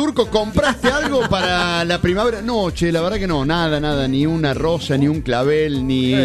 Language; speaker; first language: Spanish; native; Spanish